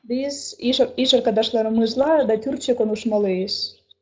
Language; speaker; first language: Turkish; non-native, learner; Russian